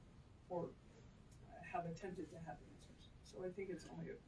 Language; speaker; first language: English; native; English